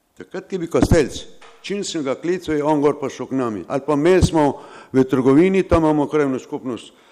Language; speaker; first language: Slovenian; non-native, local second language; Romany